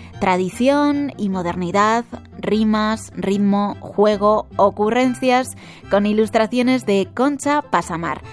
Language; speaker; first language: Spanish; native; Spanish